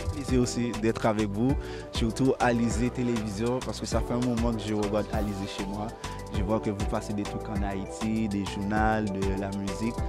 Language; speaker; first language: French; non-native, local second language; Haitian Creole